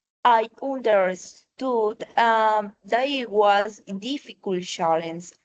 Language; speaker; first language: English; non-native, learner; Spanish